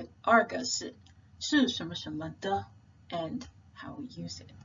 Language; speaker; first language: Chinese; non-native, fluent; English